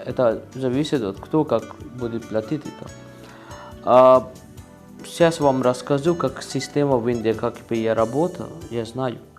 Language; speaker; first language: Russian; non-native, learner; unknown